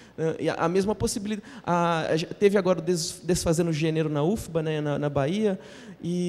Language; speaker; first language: Portuguese; native; Portuguese